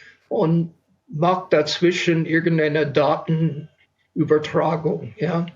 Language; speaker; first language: German; non-native, fluent; English